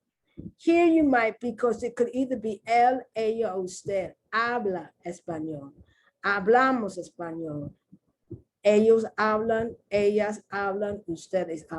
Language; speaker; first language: Spanish; non-native, learner; English